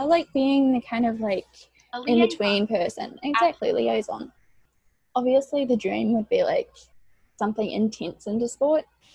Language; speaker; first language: English; native; English